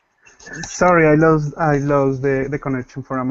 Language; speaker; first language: English; non-native, learner; Spanish